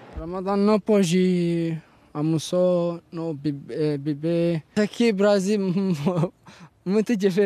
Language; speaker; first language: Portuguese; non-native, learner; Arabic